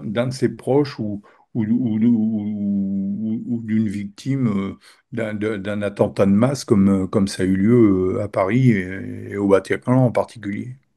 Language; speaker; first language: French; native; French